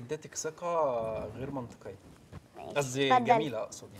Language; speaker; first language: Arabic; native; Arabic